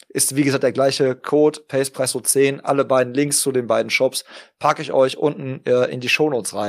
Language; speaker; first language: German; native; German